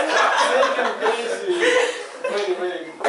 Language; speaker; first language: English; non-native, learner; Russian